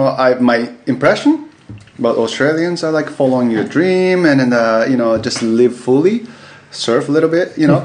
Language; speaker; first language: English; non-native, fluent; Japanese